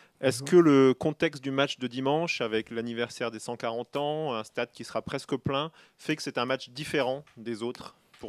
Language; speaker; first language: French; native; French